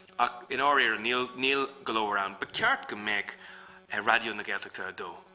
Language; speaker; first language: Irish; non-native, local second language; English